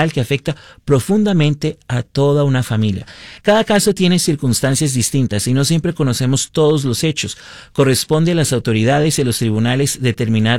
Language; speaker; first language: Spanish; early bilingual, heritage; Spanish